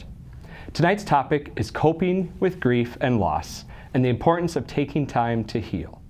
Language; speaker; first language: English; native; English